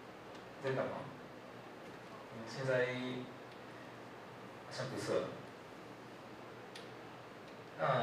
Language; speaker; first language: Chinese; non-native, learner; Japanese